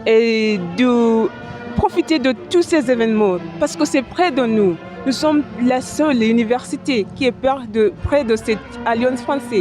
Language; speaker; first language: French; non-native, fluent; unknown